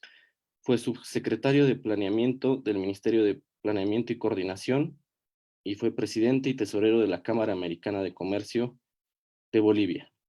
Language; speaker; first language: Spanish; native; Spanish